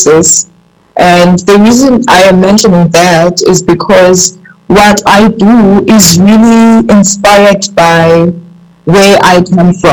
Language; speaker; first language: English; non-native, local second language; Xhosa